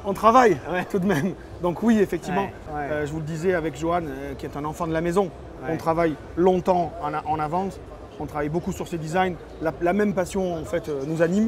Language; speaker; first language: French; native; French